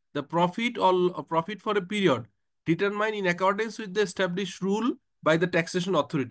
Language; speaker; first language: English; non-native, local second language; Bangla